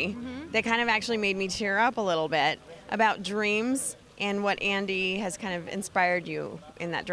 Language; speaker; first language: English; native; English